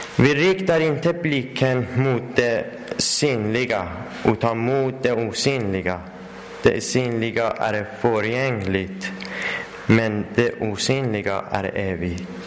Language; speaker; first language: Swedish; non-native, learner; Persian